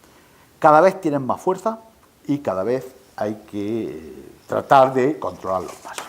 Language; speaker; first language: Spanish; native; Spanish